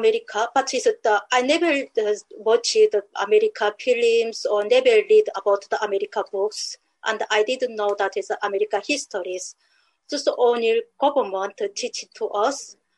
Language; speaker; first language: English; non-native, learner; Korean